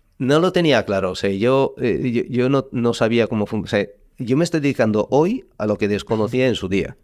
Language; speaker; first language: Spanish; non-native, fluent; Italian